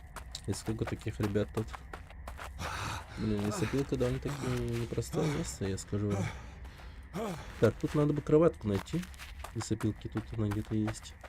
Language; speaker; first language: Russian; native; Russian